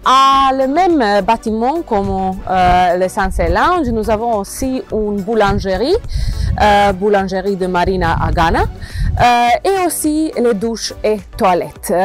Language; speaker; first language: French; non-native, learner; Croatian